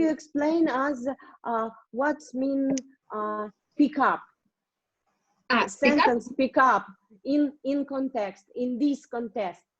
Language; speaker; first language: English; non-native, learner; Russian